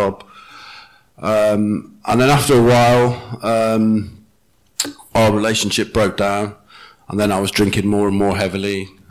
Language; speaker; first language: English; native; English